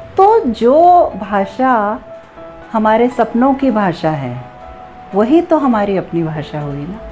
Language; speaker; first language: Hindi; native; Hindi